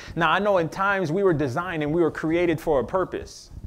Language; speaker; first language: English; native; English